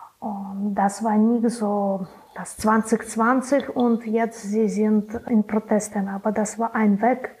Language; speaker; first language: German; non-native, learner; Belarusian